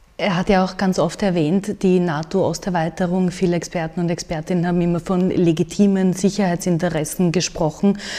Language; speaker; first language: German; native; German